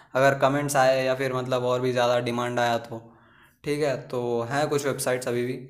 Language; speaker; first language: Hindi; native; Hindi